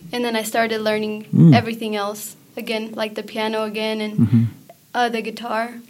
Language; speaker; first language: English; early bilingual, other home language; Spanish